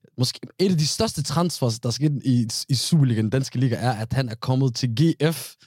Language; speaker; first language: Danish; native; Danish